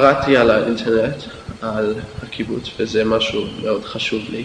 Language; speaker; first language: Hebrew; non-native, fluent; English